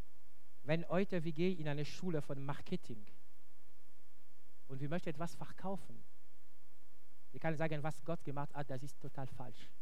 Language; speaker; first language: German; non-native, local second language; French